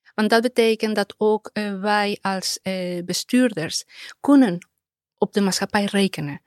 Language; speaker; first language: Dutch; non-native, fluent; Spanish